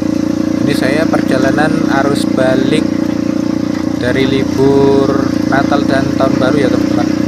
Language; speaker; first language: Indonesian; native; Indonesian